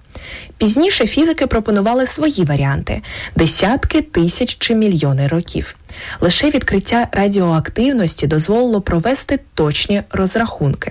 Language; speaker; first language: Ukrainian; native; Ukrainian